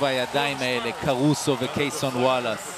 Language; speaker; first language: Hebrew; native; Hebrew